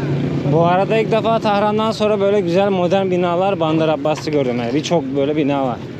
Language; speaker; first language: Turkish; native; Turkish